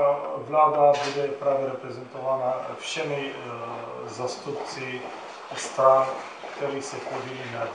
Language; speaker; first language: Czech; non-native, fluent; Arabic